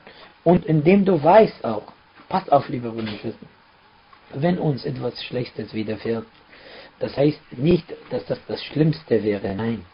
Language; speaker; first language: German; non-native, fluent; Arabic